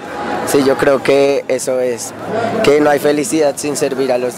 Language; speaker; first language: Spanish; native; Spanish